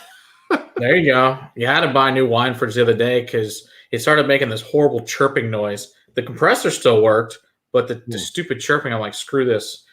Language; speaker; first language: English; native; English